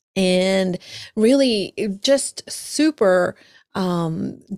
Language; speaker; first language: English; early bilingual, other home language; Spanish